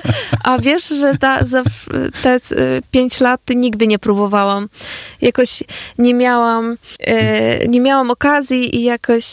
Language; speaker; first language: Polish; non-native, fluent; Ukrainian